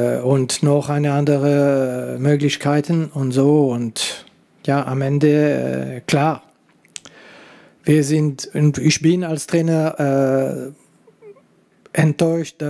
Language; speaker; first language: German; non-native, local second language; French